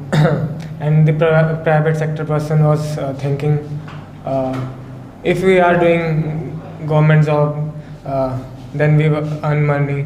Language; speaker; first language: English; non-native, learner; Hindi